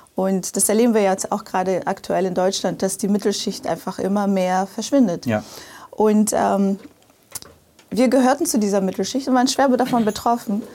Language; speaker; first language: German; early bilingual, other home language; Portuguese